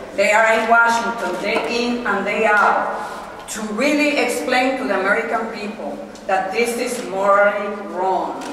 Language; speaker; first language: English; non-native, fluent; Spanish